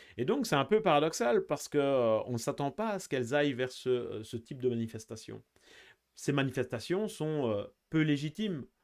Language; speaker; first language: French; native; French